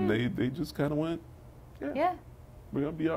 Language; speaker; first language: English; native; English